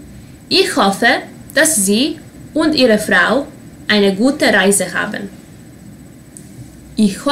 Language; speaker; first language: German; non-native, fluent; Serbian